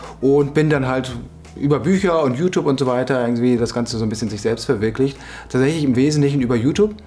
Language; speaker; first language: German; native; German